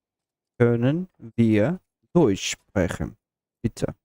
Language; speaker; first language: German; non-native, learner; Russian